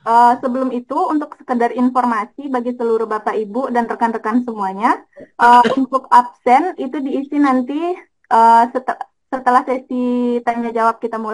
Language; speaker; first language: Indonesian; native; Indonesian